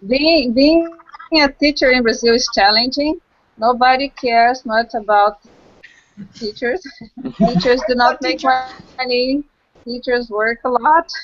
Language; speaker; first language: English; non-native, local second language; Portuguese